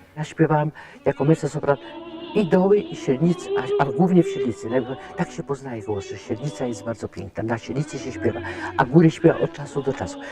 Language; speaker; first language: Polish; native; Polish